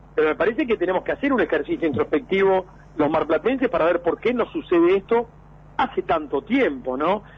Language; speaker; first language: Spanish; native; Spanish